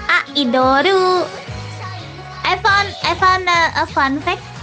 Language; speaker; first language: English; non-native, fluent; Indonesian